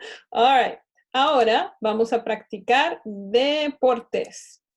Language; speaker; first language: Spanish; non-native, fluent; English